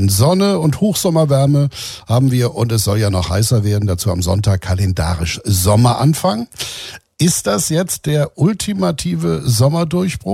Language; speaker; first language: German; native; German